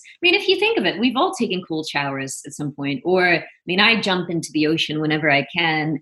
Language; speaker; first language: English; non-native, fluent; Dutch